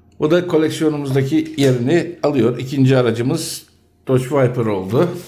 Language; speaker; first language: Turkish; native; Turkish